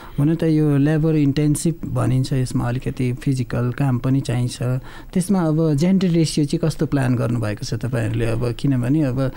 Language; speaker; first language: Nepali; native; Nepali